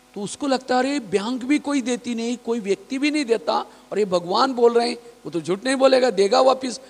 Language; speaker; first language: Hindi; non-native, local second language; Marathi